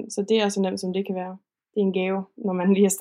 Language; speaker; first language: Danish; native; Danish